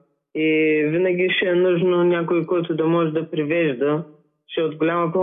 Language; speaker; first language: Bulgarian; early bilingual, heritage; Bulgarian